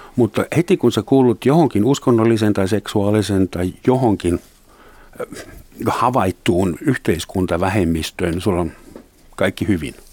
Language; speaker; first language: Finnish; non-native, fluent; German